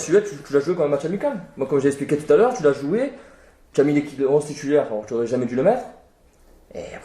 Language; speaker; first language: French; native; French